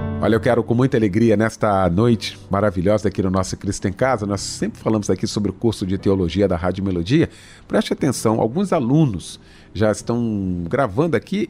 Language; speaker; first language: Portuguese; native; Portuguese